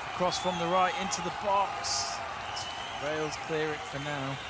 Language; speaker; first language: English; native; English